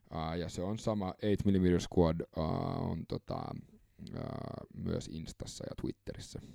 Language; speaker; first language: Finnish; early bilingual, other home language; English